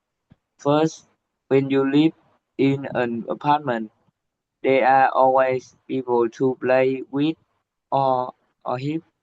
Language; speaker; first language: English; non-native, learner; Vietnamese